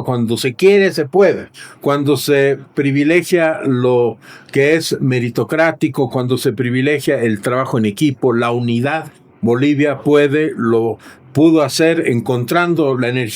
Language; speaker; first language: Spanish; native; Spanish